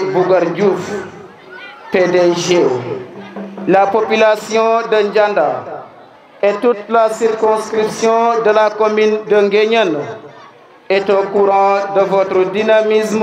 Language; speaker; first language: French; non-native, local second language; Serer